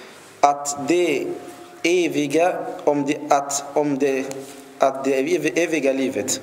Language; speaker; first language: Swedish; non-native, fluent; Arabic